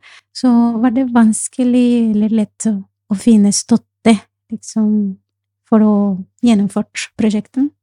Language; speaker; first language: Norwegian; non-native, fluent; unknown